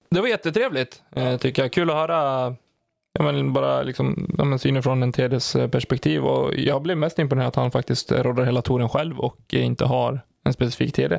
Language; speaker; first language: Swedish; native; Swedish